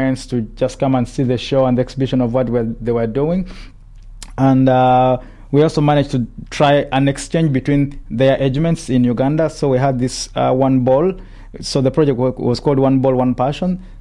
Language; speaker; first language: English; non-native, local second language; Ganda